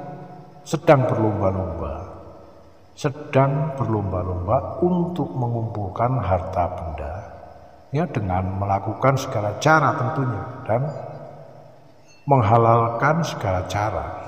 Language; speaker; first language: Indonesian; native; Indonesian